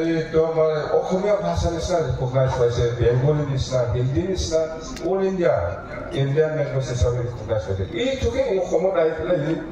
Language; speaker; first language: Assamese; non-native, local second language; Bodo